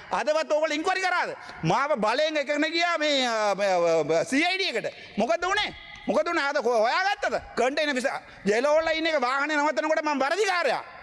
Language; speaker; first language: Sinhala; non-native, local second language; Tamil